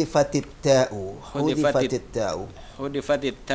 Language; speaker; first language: Arabic; non-native, fluent; Indonesian